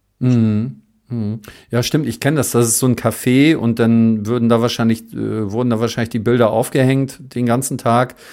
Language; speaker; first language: German; native; German